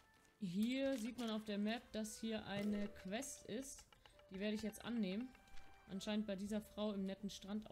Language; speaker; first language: German; native; German